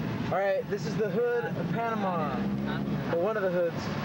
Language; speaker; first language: English; native; English